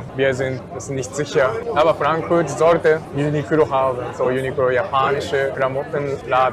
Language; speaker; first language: German; non-native, learner; Japanese